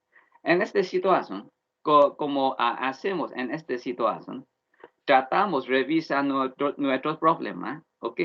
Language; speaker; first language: Spanish; non-native, learner; Vietnamese